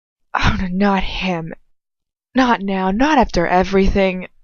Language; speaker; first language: English; native; English